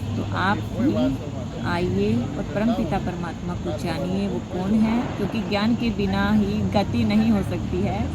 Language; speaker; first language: Hindi; native; Hindi